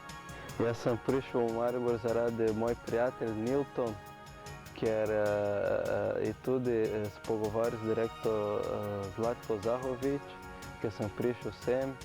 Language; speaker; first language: Slovenian; non-native, learner; Portuguese